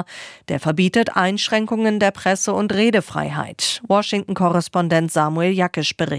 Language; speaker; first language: German; native; German